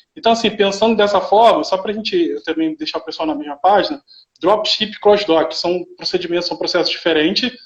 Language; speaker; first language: Portuguese; native; Portuguese